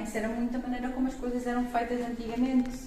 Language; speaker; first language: Portuguese; native; Portuguese